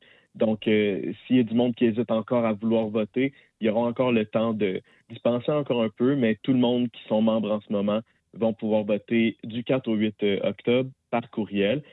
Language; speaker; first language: French; native; French